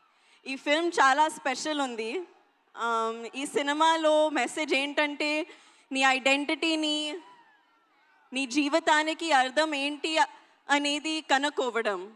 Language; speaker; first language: Telugu; non-native, learner; Hindi